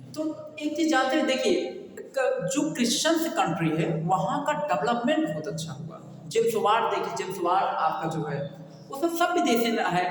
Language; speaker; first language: Hindi; native; Hindi